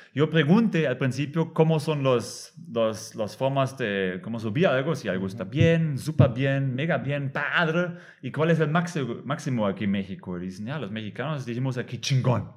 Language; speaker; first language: Spanish; non-native, fluent; German